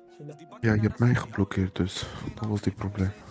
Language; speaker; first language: Dutch; early bilingual, other home language; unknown